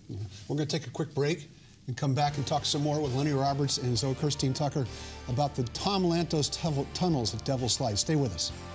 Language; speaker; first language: English; native; English